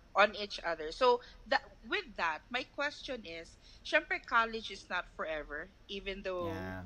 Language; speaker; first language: English; non-native, local second language; Cebuano